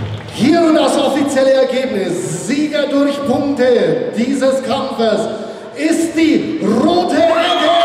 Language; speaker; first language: German; native; German